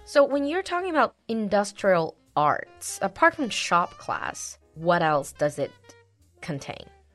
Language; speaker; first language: English; non-native, fluent; Chinese